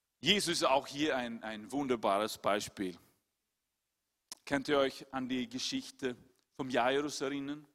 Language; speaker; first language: German; non-native, fluent; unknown